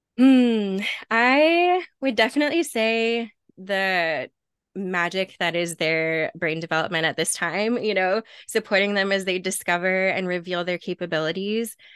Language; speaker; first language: English; native; English